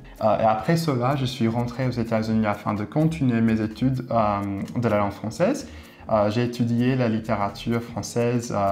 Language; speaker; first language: French; non-native, fluent; English